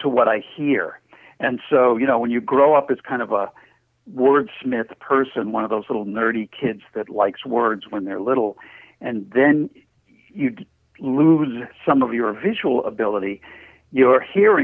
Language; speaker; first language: English; native; English